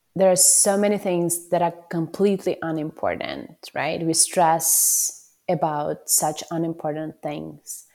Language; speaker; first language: English; non-native, fluent; Ukrainian